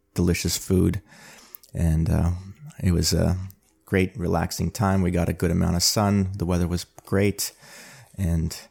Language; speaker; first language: English; early bilingual, other home language; Armenian